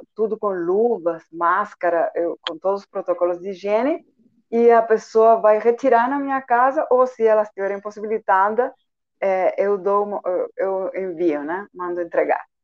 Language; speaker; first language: Portuguese; non-native, fluent; Spanish